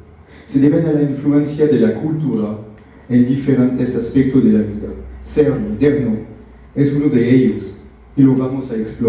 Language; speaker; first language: Spanish; non-native, fluent; French